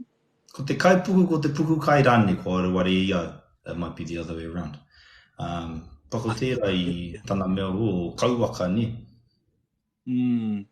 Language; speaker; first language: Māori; non-native, local second language; English